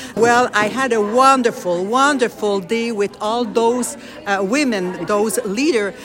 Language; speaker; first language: English; non-native, fluent; French